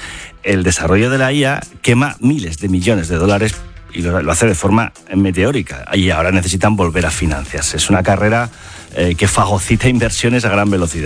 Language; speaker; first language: Spanish; native; Spanish